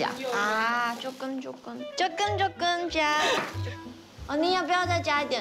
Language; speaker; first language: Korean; non-native, fluent; Chinese